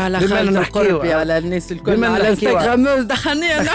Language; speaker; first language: Arabic; native; Arabic